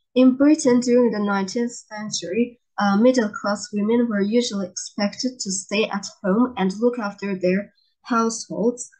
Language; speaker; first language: English; non-native, fluent; Azerbaijani